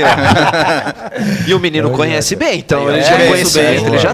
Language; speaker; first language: Portuguese; native; Portuguese